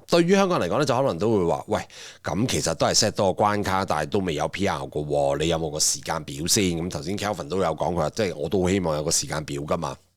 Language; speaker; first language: Cantonese; native; Cantonese